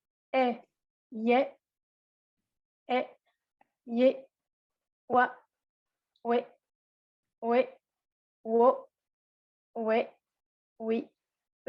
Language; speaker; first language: Korean; non-native, learner; French